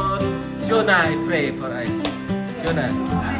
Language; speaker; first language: English; non-native, learner; Vietnamese